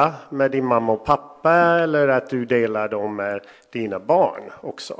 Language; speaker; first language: Swedish; non-native, fluent; English